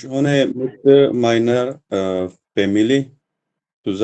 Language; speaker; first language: German; non-native, learner; Urdu